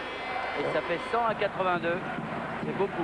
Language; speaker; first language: French; native; French